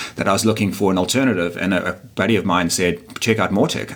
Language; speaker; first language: English; native; English